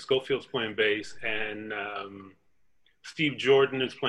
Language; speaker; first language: English; native; English